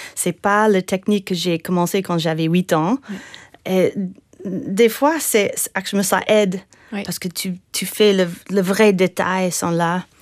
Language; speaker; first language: French; non-native, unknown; English